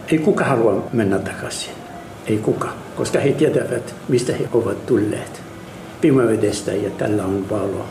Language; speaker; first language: Finnish; non-native, fluent; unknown